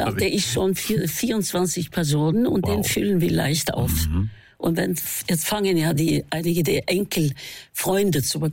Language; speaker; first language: German; non-native, fluent; Norwegian